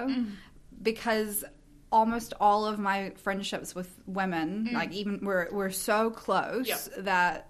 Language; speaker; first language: English; native; English